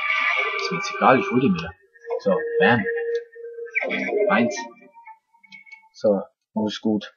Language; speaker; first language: German; native; German